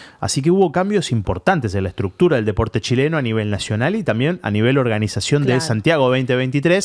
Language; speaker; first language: Spanish; native; Spanish